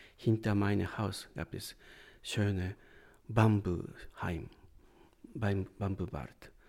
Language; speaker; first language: German; non-native, learner; Japanese